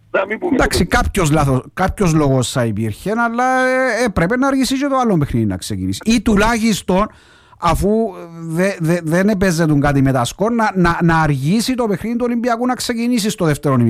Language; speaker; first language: Greek; native; Greek